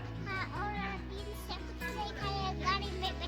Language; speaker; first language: Hindi; non-native, local second language; Nepali